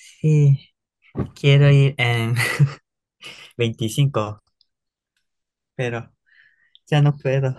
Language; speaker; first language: Spanish; non-native, learner; Japanese